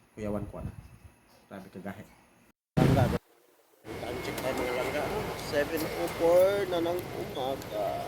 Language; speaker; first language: Filipino; non-native, local second language; Cebuano